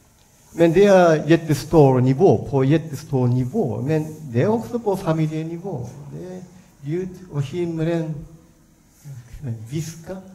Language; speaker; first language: Swedish; non-native, fluent; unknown